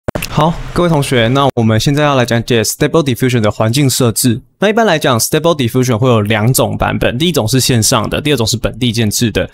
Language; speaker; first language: Chinese; native; Chinese